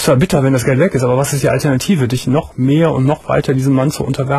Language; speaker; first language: German; native; German